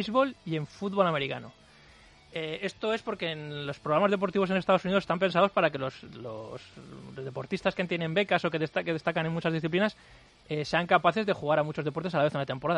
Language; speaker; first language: Spanish; native; Spanish